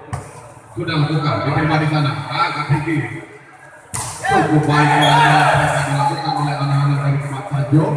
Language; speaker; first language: Indonesian; non-native, local second language; Achinese